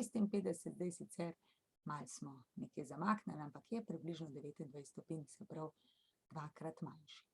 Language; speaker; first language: Slovenian; native; Slovenian